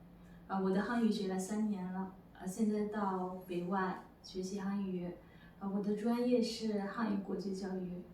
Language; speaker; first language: Chinese; non-native, fluent; Malagasy